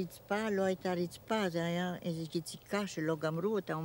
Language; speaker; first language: Hebrew; non-native, fluent; German